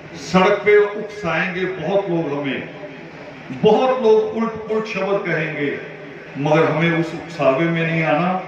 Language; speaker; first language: Hindi; non-native, local second language; Punjabi